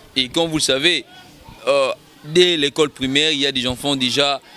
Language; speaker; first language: French; non-native, local second language; Lingala